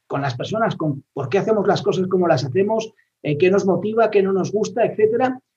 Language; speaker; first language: Spanish; native; Spanish